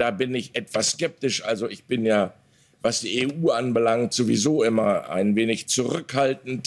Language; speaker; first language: German; native; German